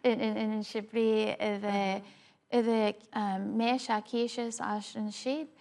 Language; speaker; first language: Albanian; early bilingual, heritage; Albanian